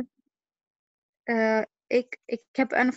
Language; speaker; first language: Dutch; non-native, learner; Arabic